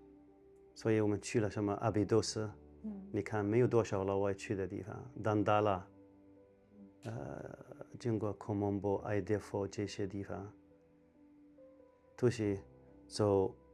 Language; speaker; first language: Chinese; non-native, fluent; Arabic